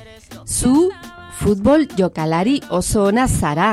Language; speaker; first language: Basque; non-native, learner; Spanish